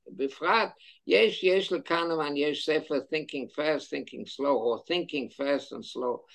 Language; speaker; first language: Hebrew; non-native, fluent; English